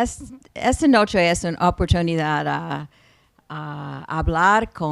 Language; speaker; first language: Spanish; non-native, learner; English